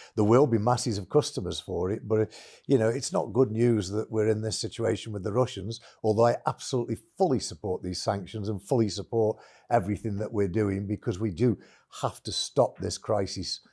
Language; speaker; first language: English; native; English